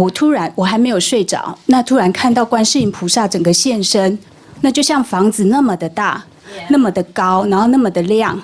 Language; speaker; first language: Chinese; native; Chinese